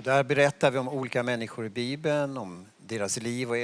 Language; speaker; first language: Swedish; native; Swedish